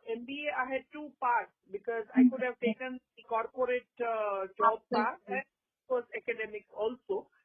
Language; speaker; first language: English; non-native, local second language; Gujarati